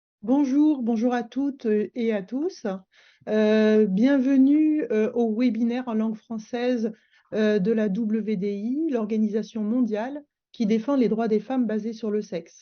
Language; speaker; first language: French; native; French